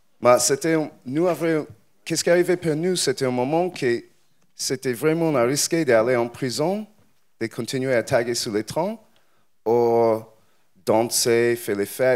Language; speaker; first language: French; non-native, learner; English